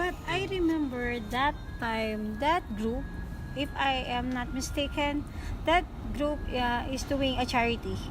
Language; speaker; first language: English; non-native, learner; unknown